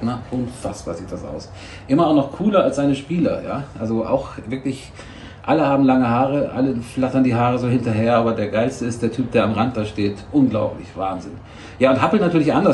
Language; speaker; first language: German; native; German